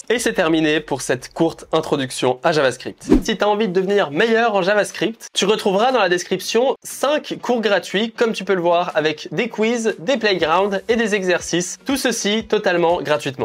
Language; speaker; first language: French; native; French